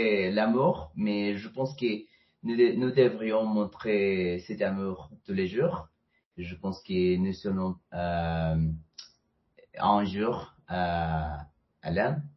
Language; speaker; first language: French; non-native, fluent; Spanish